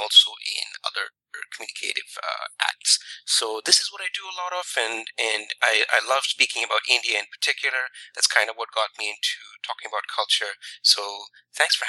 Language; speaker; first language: English; non-native, local second language; Punjabi